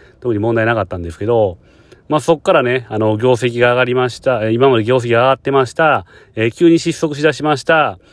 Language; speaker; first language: Japanese; native; Japanese